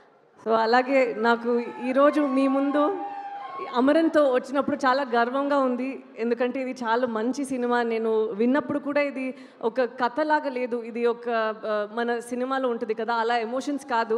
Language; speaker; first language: Telugu; non-native, local second language; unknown